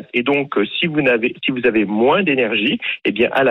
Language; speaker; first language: French; native; French